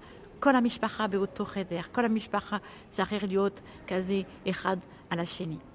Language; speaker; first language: Hebrew; early bilingual, heritage; French